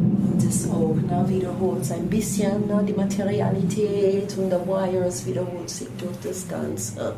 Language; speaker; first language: German; non-native, fluent; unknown